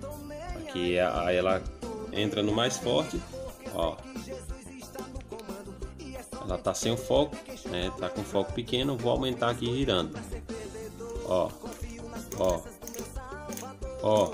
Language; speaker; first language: Portuguese; native; Portuguese